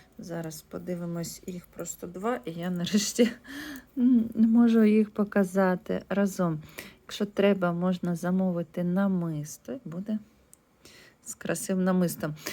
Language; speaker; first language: Ukrainian; non-native, local second language; Russian